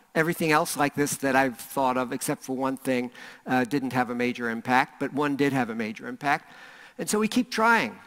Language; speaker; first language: English; native; English